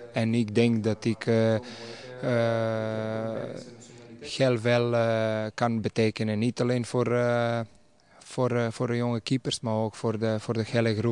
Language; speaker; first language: Dutch; non-native, fluent; Serbian